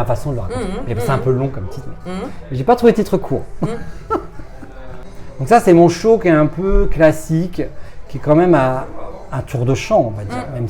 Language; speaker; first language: French; native; French